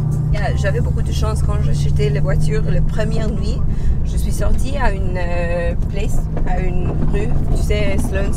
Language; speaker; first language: French; non-native, learner; English